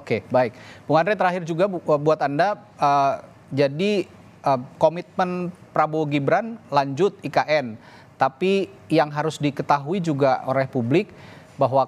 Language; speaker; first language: Indonesian; native; Indonesian